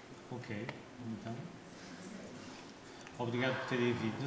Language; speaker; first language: Portuguese; native; Portuguese